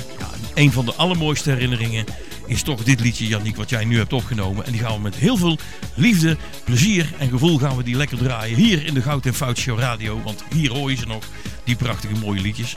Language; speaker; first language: Dutch; native; Dutch